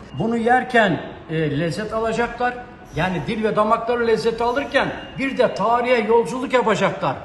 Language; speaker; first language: Turkish; native; Turkish